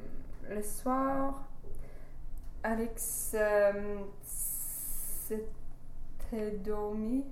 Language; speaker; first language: French; non-native, learner; English